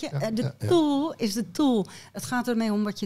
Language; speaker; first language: Dutch; native; Dutch